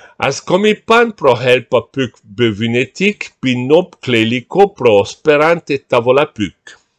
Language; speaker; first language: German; non-native, fluent; Portuguese